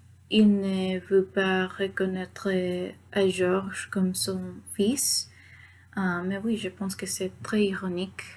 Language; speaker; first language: French; non-native, learner; Spanish